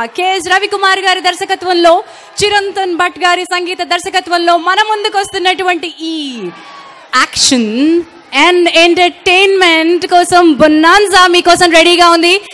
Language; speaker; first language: Telugu; native; Telugu